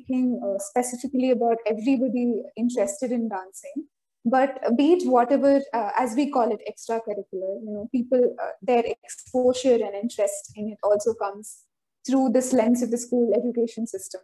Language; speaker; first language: English; non-native, local second language; Malayalam